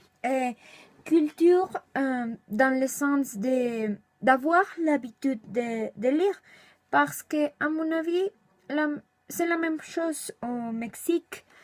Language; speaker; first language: French; non-native, learner; Spanish